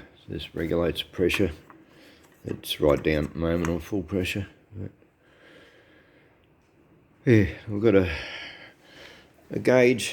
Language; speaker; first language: English; native; English